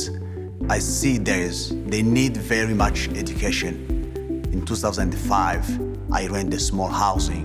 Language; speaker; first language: English; non-native, local second language; Kinyarwanda